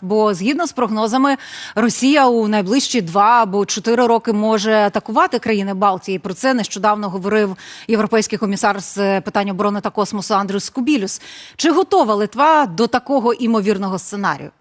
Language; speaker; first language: Ukrainian; native; Ukrainian